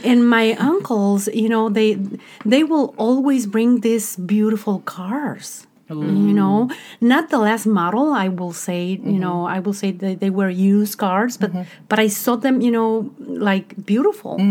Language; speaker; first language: English; non-native, fluent; Spanish